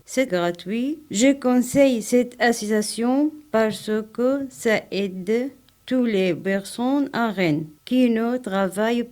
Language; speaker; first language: French; non-native, learner; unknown